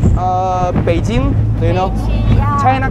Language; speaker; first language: English; non-native, learner; Chinese